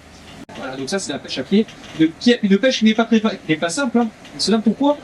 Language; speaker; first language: French; native; French